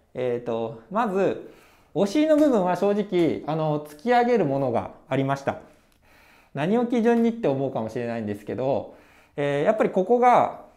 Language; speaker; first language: Japanese; native; Japanese